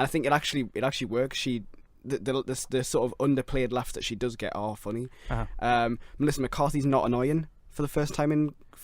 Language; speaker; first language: English; native; English